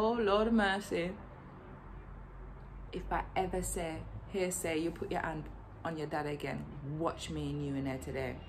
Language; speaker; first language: English; native; English